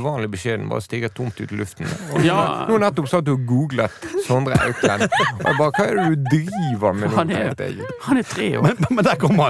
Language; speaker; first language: Norwegian; native; Norwegian